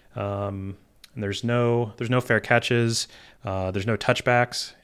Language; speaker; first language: English; native; English